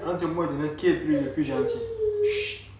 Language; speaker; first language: French; non-native, local second language; Haitian Creole